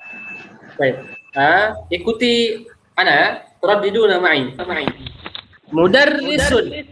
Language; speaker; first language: Arabic; non-native, fluent; Indonesian